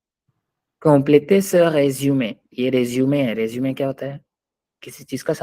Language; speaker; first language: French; non-native, fluent; Hindi